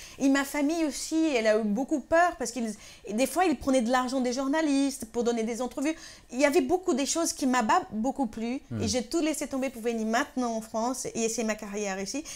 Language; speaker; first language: French; non-native, fluent; Portuguese